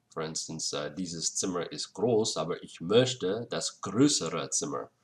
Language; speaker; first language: German; non-native, fluent; English